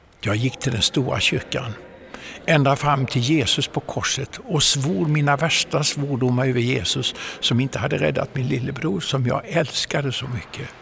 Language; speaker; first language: Swedish; native; Swedish